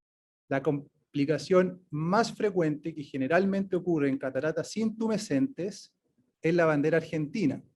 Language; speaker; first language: Spanish; native; Spanish